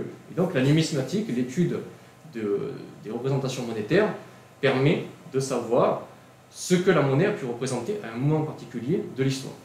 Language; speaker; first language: French; native; French